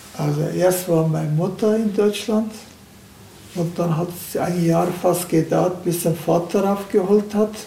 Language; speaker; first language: German; non-native, learner; Turkish